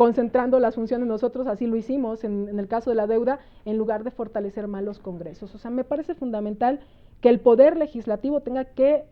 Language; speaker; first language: Spanish; native; Spanish